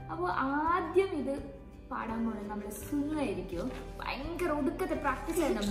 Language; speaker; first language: Malayalam; non-native, fluent; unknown